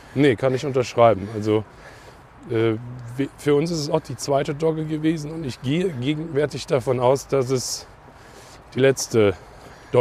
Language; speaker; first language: German; native; German